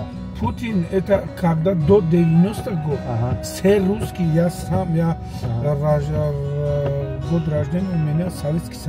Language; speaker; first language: Russian; non-native, local second language; Tajik